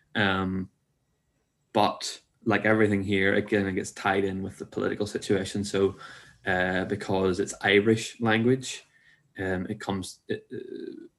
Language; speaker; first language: English; native; English